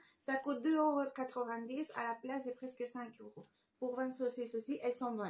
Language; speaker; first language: French; non-native, fluent; Spanish